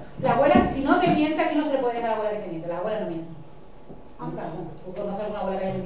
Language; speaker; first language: Spanish; native; Spanish